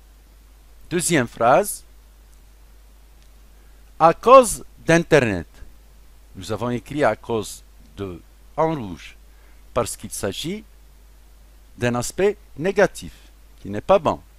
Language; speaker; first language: French; non-native, local second language; Arabic